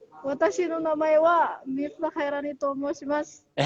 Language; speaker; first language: Japanese; non-native, learner; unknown